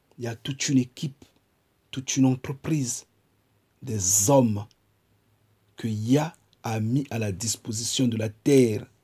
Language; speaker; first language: French; non-native, local second language; Kongo